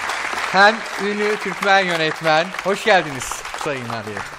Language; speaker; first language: Turkish; native; Turkish